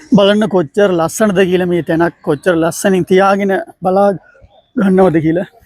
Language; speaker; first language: Sinhala; non-native, local second language; Tamil